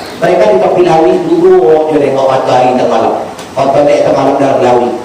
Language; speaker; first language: Indonesian; native; Indonesian